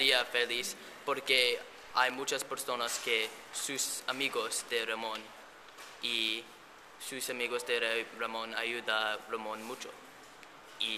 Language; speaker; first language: Spanish; non-native, learner; English